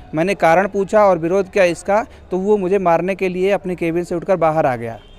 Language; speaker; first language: Hindi; native; Hindi